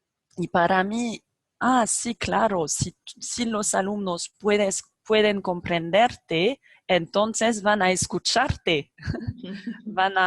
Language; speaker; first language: Spanish; non-native, fluent; French